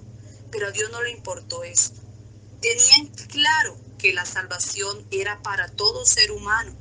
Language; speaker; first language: Spanish; native; Spanish